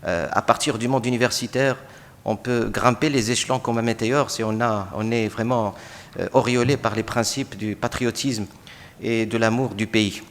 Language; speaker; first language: French; non-native, local second language; Arabic